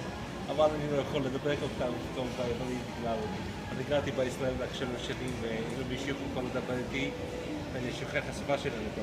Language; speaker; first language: Hebrew; non-native, learner; Russian